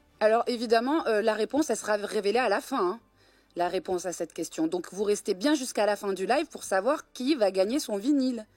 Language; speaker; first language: French; native; French